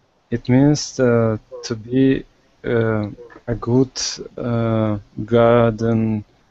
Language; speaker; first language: English; non-native, learner; Russian